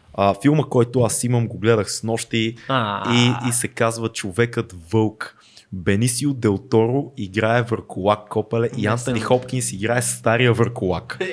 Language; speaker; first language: Bulgarian; native; Bulgarian